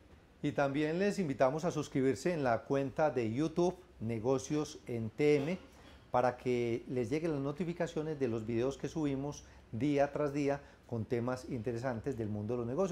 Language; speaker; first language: Spanish; native; Spanish